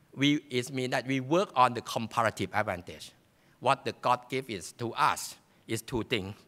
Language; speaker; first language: English; non-native, fluent; Thai